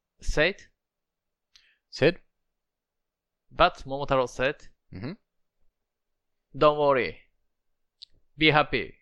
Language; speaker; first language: English; non-native, learner; Japanese